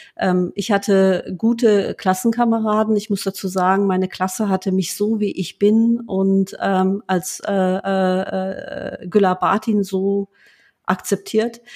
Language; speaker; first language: German; early bilingual, other home language; Turkish